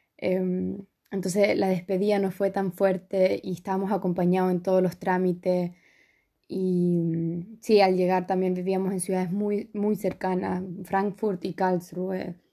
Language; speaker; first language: Spanish; native; Spanish